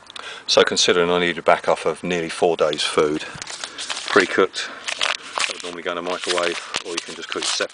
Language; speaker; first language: English; native; English